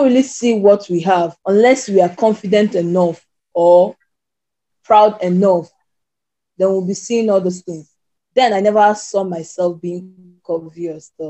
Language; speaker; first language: English; non-native, local second language; Igbo